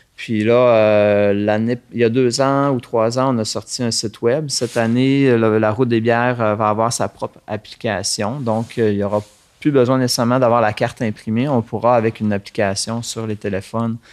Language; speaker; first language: French; native; French